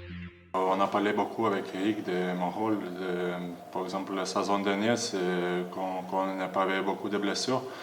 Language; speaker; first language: French; non-native, learner; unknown